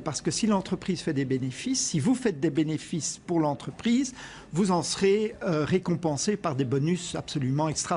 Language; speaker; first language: French; native; French